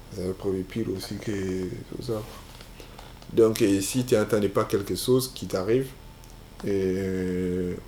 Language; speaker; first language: French; non-native, local second language; Bambara